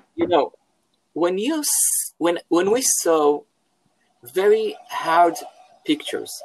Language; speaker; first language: English; non-native, fluent; Hebrew